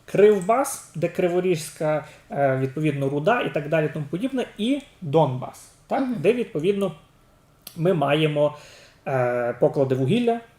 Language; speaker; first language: Ukrainian; native; Ukrainian